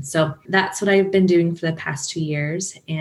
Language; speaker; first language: English; native; English